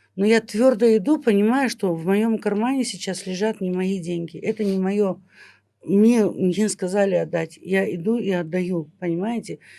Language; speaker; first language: Russian; native; Russian